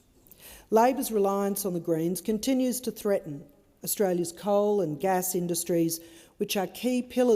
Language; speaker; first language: English; native; English